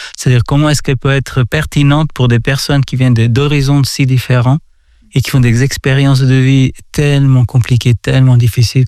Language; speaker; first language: French; non-native, fluent; Portuguese